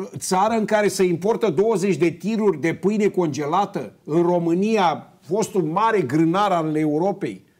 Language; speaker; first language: Romanian; native; Romanian